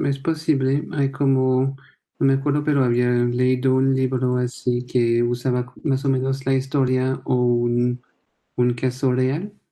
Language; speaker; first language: Spanish; non-native, fluent; French